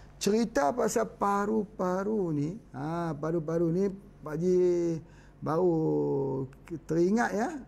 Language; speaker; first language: Malay; native; Malay